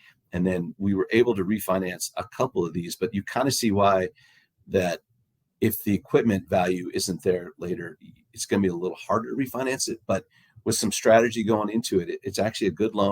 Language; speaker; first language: English; native; English